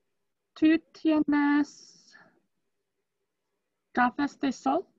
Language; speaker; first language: Spanish; non-native, learner; English